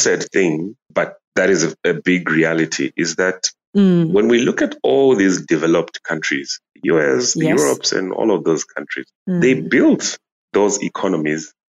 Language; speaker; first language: English; non-native, local second language; Nyanja